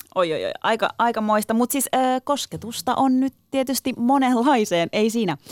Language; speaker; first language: Finnish; early bilingual, other home language; Turkish